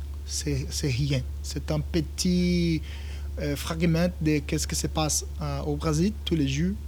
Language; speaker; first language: French; non-native, learner; Portuguese